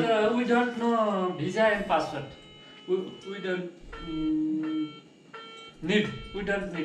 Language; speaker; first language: English; non-native, learner; Nepali